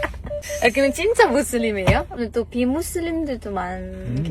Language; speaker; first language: Korean; non-native, fluent; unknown